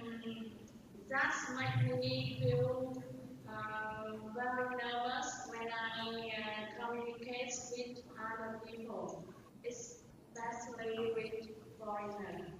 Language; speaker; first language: English; non-native, learner; Vietnamese